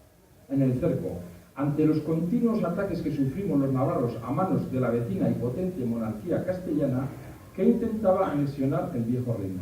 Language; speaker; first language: Spanish; native; Spanish